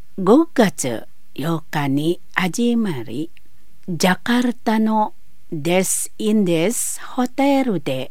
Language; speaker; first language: Japanese; non-native, learner; Indonesian